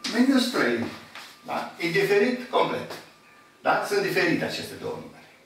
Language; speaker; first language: Romanian; native; Romanian